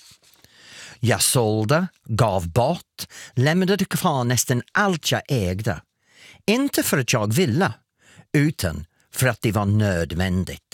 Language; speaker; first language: Swedish; non-native, fluent; English